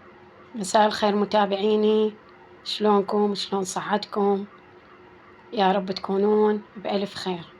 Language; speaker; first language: Arabic; native; Arabic